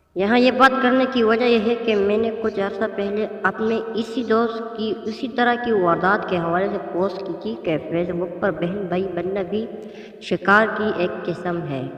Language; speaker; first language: Urdu; non-native, local second language; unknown